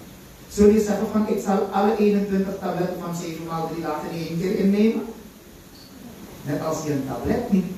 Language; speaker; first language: Dutch; non-native, local second language; Caribbean Hindustani